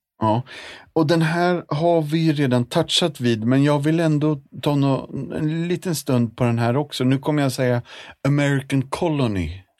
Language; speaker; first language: Swedish; native; Swedish